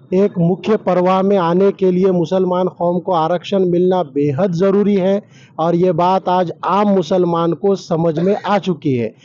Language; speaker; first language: Urdu; native; Urdu